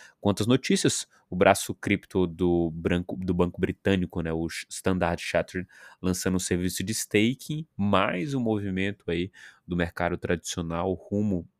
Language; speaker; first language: Portuguese; native; Portuguese